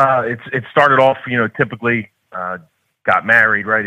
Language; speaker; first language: English; native; English